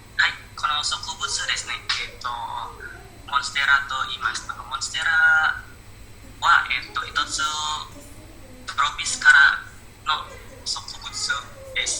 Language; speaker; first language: Japanese; non-native, learner; Indonesian